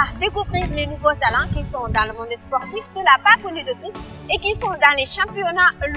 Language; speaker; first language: French; non-native, local second language; Wolof